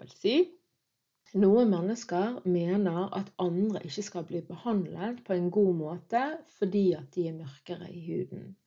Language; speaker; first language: Norwegian; early bilingual, other home language; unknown